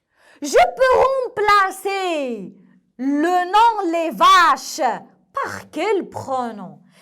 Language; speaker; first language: French; non-native, local second language; Arabic